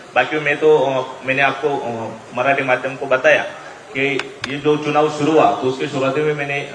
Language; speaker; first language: Hindi; non-native, local second language; Marathi